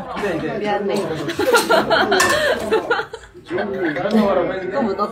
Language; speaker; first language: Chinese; non-native, learner; Korean